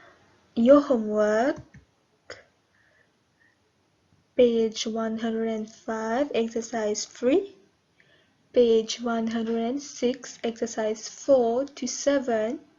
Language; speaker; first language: English; non-native, local second language; Morisyen